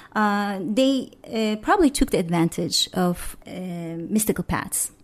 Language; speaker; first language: English; non-native, fluent; Turkish